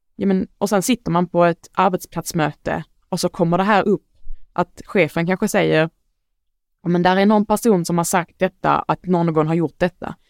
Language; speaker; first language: Swedish; early bilingual, other home language; Arabic